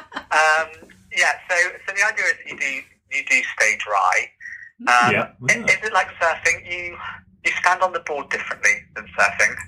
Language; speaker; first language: English; native; English